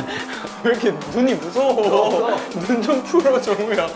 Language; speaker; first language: Korean; native; Korean